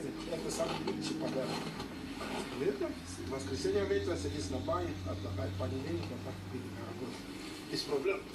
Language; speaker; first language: Russian; non-native, learner; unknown